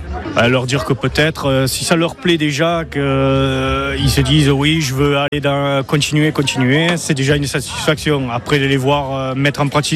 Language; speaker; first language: French; native; French